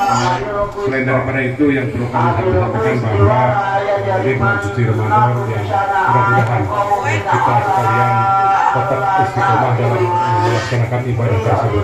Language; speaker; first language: Indonesian; non-native, local second language; Sundanese